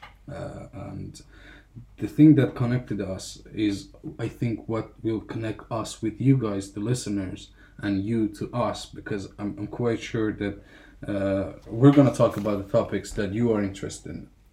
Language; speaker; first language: English; non-native, fluent; Persian